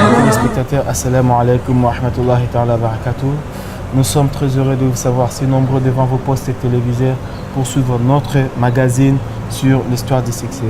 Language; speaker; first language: French; non-native, local second language; Lingala